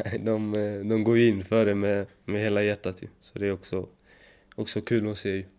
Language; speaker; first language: Swedish; native; Swedish